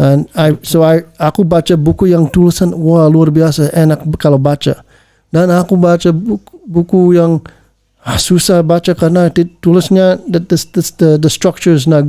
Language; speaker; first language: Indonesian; early bilingual, heritage; English